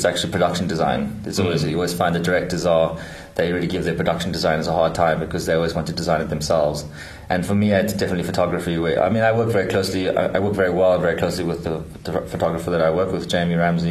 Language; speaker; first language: English; native; English